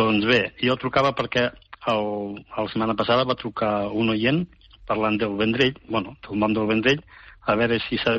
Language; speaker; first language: Catalan; native; Catalan